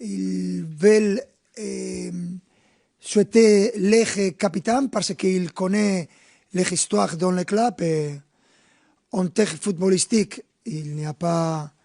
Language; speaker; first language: French; non-native, fluent; Spanish